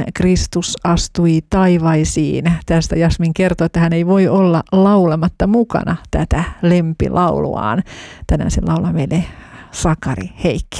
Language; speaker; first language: Finnish; native; Finnish